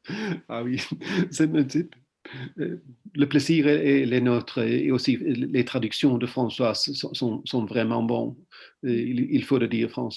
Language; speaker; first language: French; non-native, fluent; Swedish